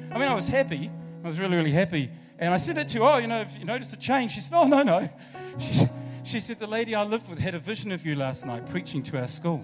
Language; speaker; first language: English; native; English